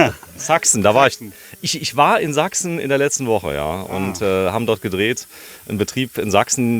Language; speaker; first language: German; native; German